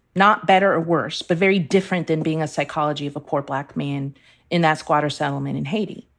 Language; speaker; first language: English; early bilingual, other home language; Persian